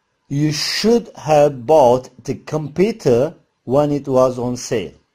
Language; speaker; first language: English; non-native, fluent; Turkish